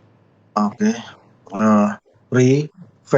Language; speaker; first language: English; non-native, learner; Indonesian